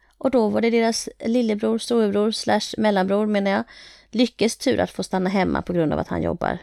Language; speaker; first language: Swedish; early bilingual, other home language; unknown